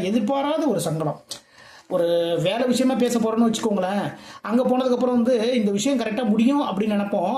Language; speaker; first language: Tamil; native; Tamil